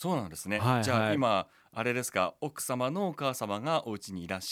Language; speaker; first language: Japanese; native; Japanese